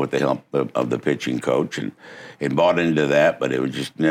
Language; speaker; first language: English; native; English